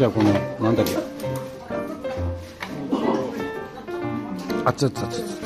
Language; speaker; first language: Japanese; native; Japanese